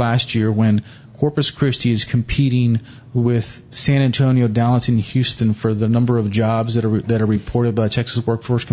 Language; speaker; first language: English; native; English